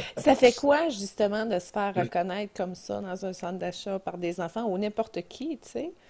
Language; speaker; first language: French; native; French